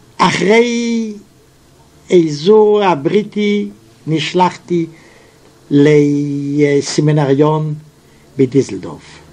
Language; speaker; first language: Hebrew; non-native, fluent; Yiddish